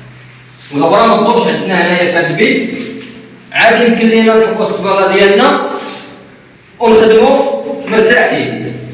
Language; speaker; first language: Arabic; native; Arabic